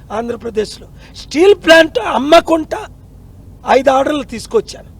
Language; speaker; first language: Telugu; native; Telugu